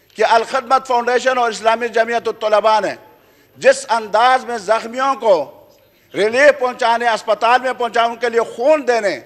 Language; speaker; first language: Urdu; non-native, local second language; Khowar